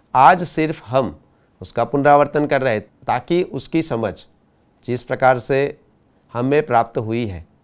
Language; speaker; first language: Hindi; non-native, local second language; Gujarati